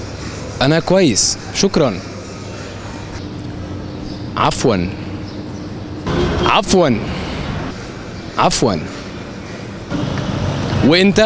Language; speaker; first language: Arabic; non-native, learner; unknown